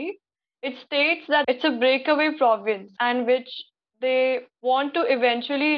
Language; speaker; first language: English; non-native, local second language; Hindi